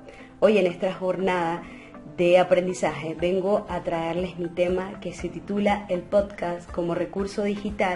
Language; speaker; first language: Spanish; native; Spanish